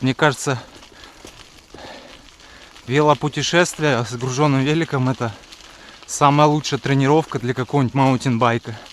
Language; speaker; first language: Russian; native; Russian